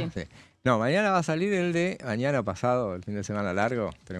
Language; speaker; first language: Spanish; native; Spanish